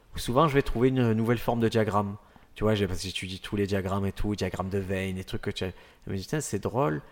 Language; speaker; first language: French; native; French